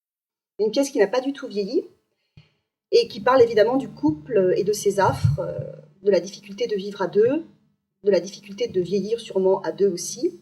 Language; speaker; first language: French; native; French